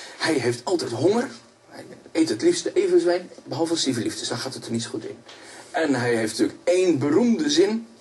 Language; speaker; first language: Dutch; native; Dutch